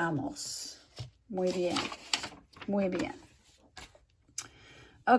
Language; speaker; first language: Spanish; non-native, fluent; English